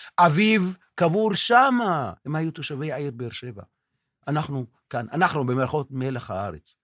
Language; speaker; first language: Hebrew; non-native, local second language; Arabic